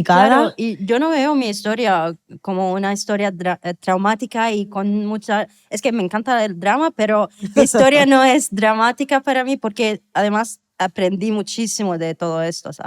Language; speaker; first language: Spanish; non-native, fluent; Arabic